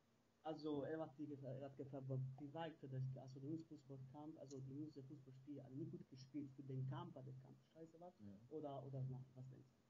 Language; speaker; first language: German; non-native, learner; Italian